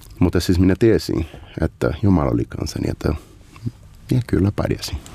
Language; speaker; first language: Finnish; non-native, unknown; Portuguese